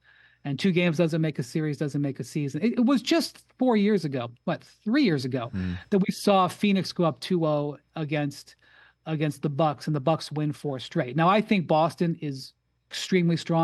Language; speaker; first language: English; native; English